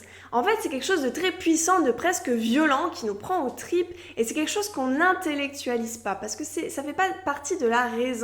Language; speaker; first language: French; native; French